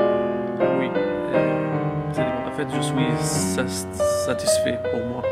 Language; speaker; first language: French; non-native, fluent; Arabic